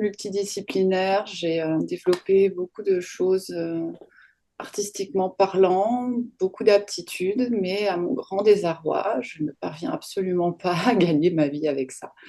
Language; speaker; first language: French; native; French